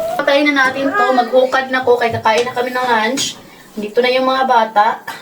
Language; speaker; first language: Filipino; non-native, local second language; Cebuano